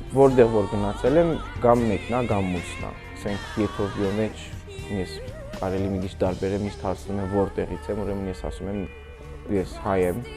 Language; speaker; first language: Armenian; early bilingual, heritage; Armenian